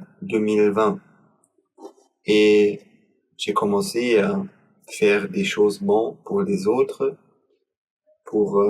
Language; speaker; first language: French; non-native, learner; German